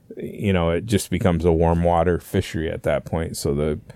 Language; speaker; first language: English; native; English